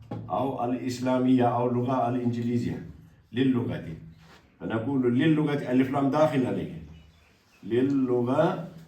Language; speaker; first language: Arabic; non-native, fluent; Urdu